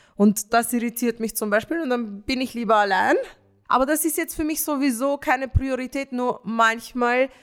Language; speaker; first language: German; early bilingual, other home language; Romanian